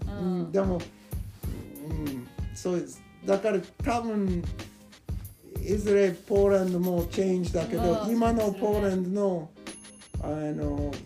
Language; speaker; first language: Japanese; non-native, learner; English